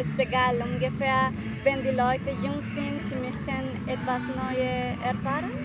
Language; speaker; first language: German; non-native, learner; Spanish